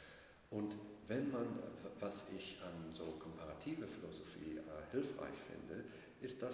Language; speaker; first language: German; non-native, fluent; English